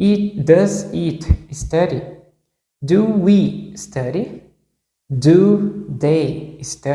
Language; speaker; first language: English; non-native, fluent; Portuguese